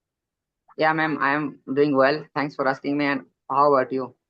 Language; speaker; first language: English; non-native, learner; Odia